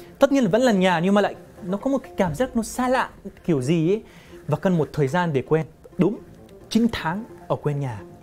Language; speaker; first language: Vietnamese; non-native, fluent; Arabic